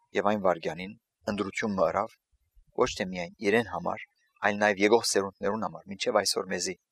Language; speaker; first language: Armenian; early bilingual, heritage; Armenian